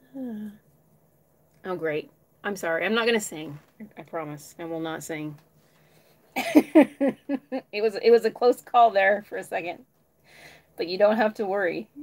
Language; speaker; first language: English; native; English